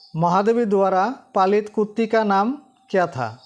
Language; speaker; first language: Hindi; non-native, local second language; Assamese